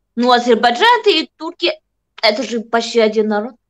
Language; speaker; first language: Russian; non-native, fluent; Turkish